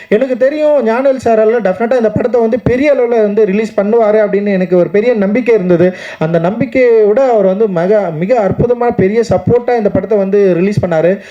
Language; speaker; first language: Tamil; native; Tamil